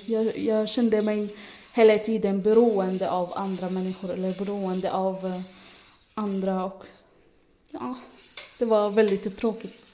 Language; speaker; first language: Swedish; non-native, fluent; Arabic